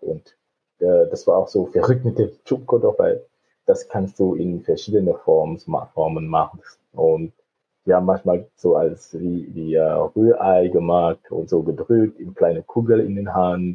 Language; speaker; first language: German; non-native, fluent; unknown